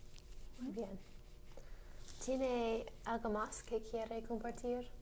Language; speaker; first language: Spanish; non-native, learner; English